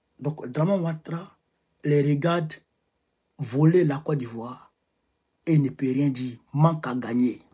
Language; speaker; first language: French; non-native, local second language; Bambara